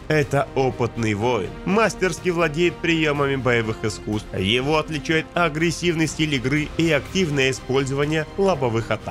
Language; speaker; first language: Russian; native; Russian